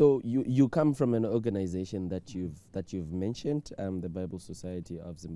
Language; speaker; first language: English; non-native, local second language; Shona